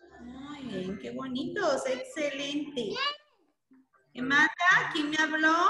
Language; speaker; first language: Spanish; native; Spanish